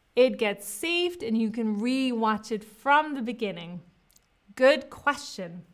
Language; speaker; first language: English; non-native, fluent; German